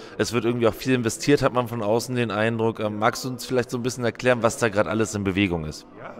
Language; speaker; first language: German; native; German